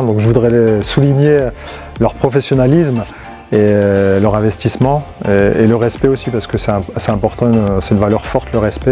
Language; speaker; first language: French; native; French